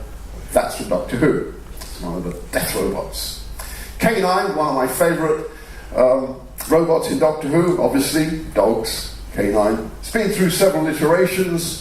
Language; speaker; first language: English; native; English